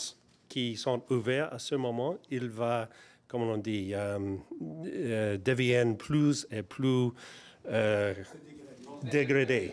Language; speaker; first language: French; non-native, learner; English